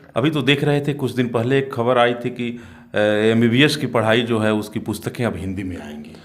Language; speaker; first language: Hindi; native; Hindi